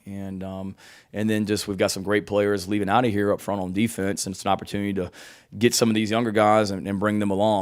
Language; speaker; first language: English; native; English